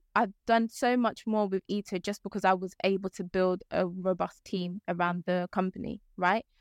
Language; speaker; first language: English; native; English